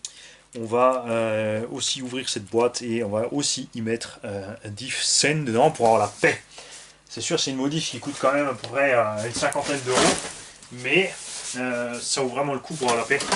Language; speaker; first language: French; native; French